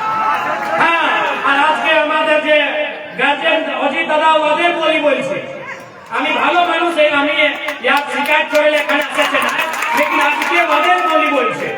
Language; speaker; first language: Bangla; non-native, local second language; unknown